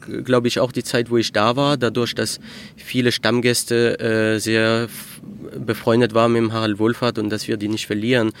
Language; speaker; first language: German; early bilingual, heritage; French